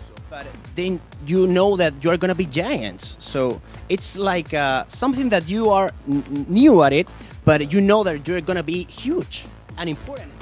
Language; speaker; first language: English; non-native, fluent; Spanish